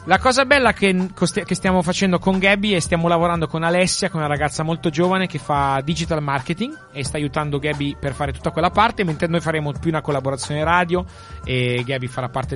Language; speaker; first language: Italian; early bilingual, heritage; Italian